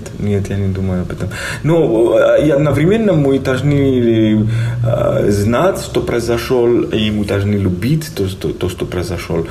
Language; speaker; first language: Russian; non-native, fluent; Greek